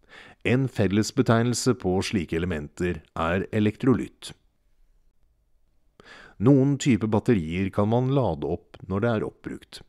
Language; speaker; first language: Norwegian; native; Norwegian